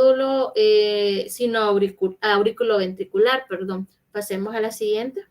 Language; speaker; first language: Spanish; native; Spanish